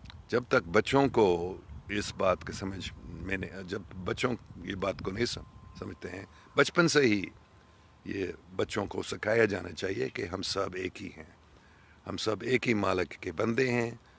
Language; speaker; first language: Urdu; non-native, local second language; English